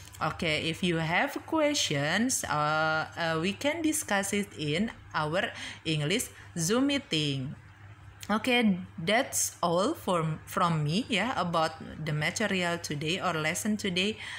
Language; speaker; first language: English; non-native, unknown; Indonesian